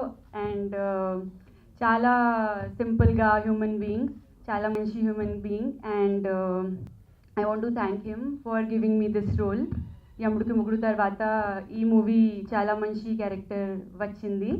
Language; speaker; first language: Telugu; non-native, learner; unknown